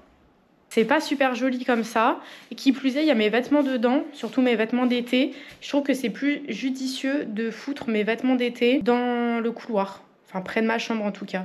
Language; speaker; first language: French; native; French